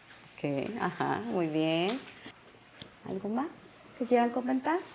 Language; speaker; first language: Spanish; native; Spanish